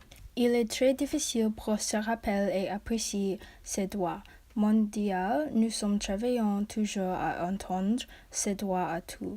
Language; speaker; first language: French; non-native, learner; English